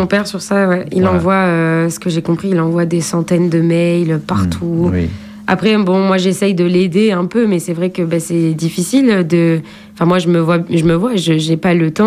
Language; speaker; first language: French; native; French